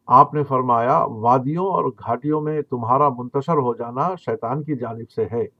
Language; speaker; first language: Urdu; native; Urdu